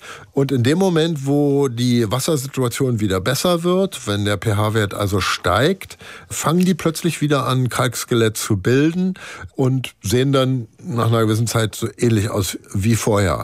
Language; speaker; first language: German; native; German